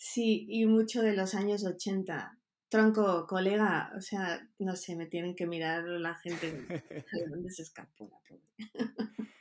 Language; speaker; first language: Spanish; native; Spanish